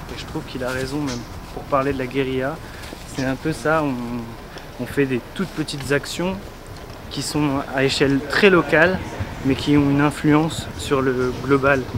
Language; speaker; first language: French; native; French